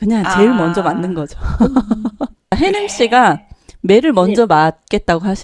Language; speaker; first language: Korean; native; Korean